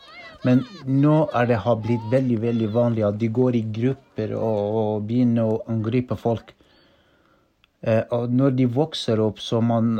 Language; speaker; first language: Norwegian; non-native, fluent; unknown